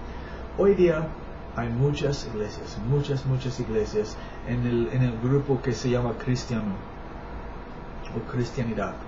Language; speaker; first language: Spanish; non-native, learner; English